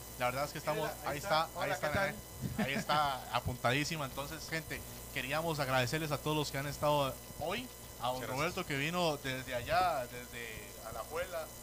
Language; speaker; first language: Spanish; native; Spanish